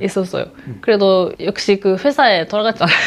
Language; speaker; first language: Korean; non-native, fluent; Japanese